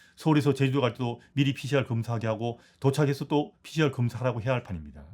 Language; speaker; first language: Korean; native; Korean